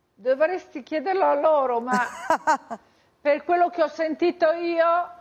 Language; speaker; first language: Italian; native; Italian